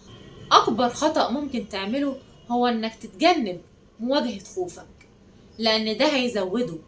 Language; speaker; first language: Arabic; native; Arabic